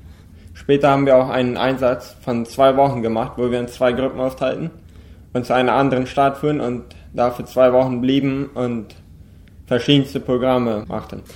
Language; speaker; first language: German; non-native, local second language; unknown